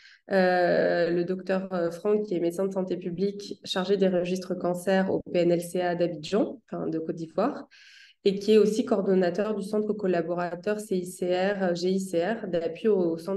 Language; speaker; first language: French; native; French